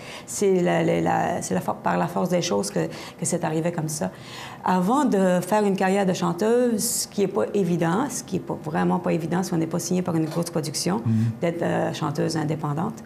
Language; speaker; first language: French; native; French